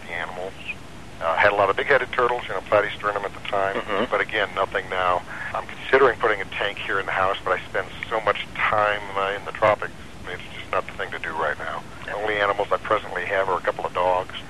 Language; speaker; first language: English; native; English